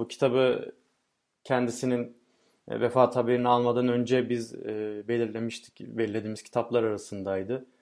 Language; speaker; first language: Turkish; native; Turkish